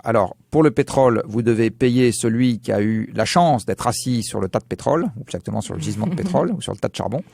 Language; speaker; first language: French; native; French